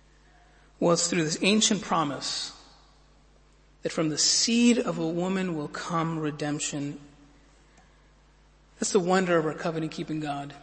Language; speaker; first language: English; native; English